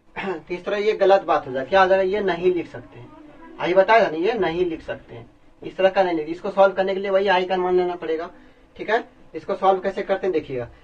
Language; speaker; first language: Hindi; native; Hindi